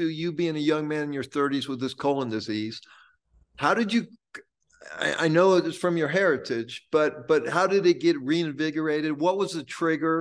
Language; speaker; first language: English; native; English